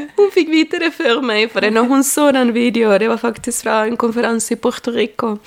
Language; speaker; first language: Norwegian; non-native, fluent; Spanish